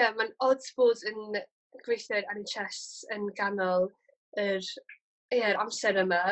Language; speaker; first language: Welsh; native; Welsh